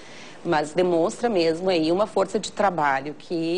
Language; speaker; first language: Portuguese; native; Portuguese